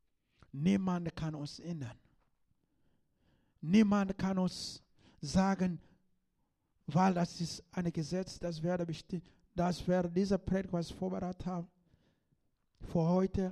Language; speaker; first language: German; non-native, learner; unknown